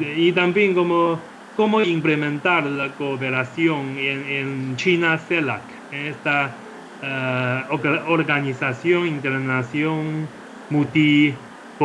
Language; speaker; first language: Spanish; non-native, fluent; Chinese